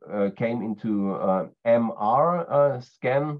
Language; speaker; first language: English; non-native, fluent; German